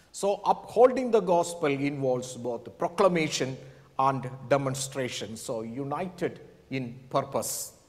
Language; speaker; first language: English; non-native, local second language; Malayalam